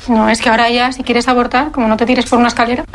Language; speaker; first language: Spanish; native; Spanish